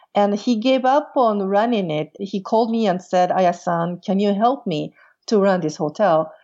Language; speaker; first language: English; non-native, fluent; Portuguese